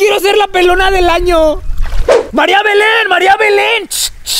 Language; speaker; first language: Spanish; native; Spanish